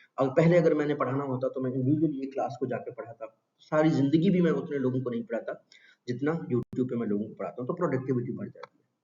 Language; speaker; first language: Urdu; non-native, local second language; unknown